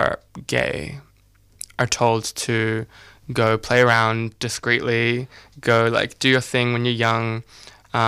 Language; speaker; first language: English; native; English